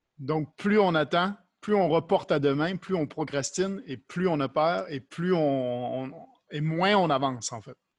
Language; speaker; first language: French; native; French